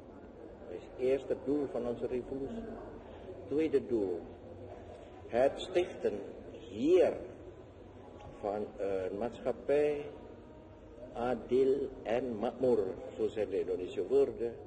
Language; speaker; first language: Dutch; non-native, fluent; Indonesian